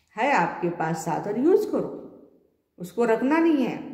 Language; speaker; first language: Hindi; non-native, local second language; Marathi